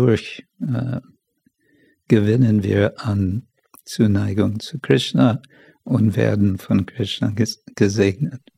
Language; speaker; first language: German; non-native, fluent; English